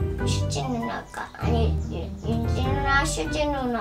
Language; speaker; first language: Korean; early bilingual, other home language; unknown